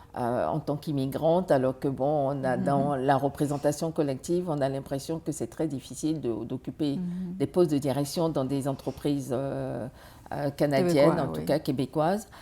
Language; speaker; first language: French; native; French